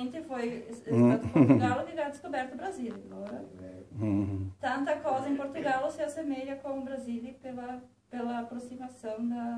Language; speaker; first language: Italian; early bilingual, heritage; Portuguese